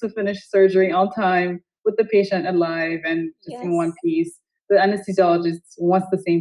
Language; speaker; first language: English; non-native, fluent; Amharic